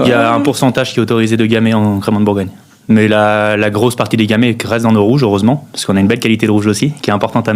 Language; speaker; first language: French; native; French